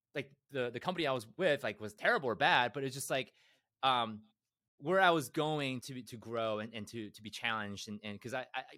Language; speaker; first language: English; early bilingual, other home language; Korean